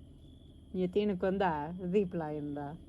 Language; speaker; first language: Greek; early bilingual, heritage; English